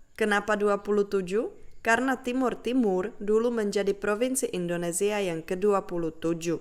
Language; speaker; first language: Indonesian; non-native, fluent; Czech